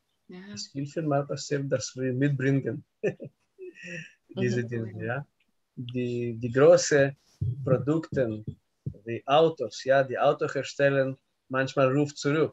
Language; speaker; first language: German; non-native, learner; Russian